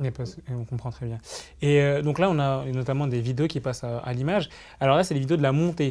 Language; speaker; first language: French; native; French